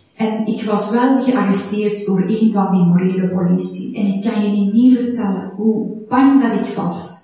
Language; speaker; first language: Dutch; non-native, fluent; Persian